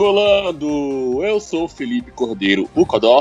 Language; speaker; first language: Portuguese; native; Portuguese